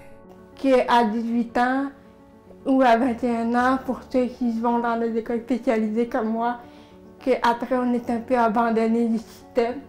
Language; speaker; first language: French; native; French